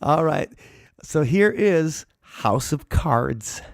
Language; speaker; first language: English; native; English